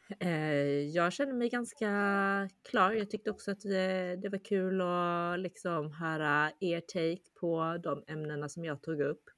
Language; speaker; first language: Swedish; early bilingual, other home language; Chinese